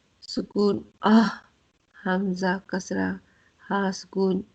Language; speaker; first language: Arabic; non-native, learner; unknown